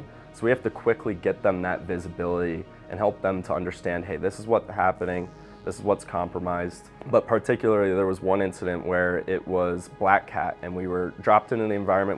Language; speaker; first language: English; native; English